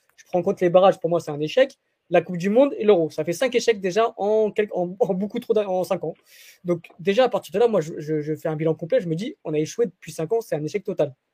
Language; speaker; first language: French; early bilingual, other home language; Portuguese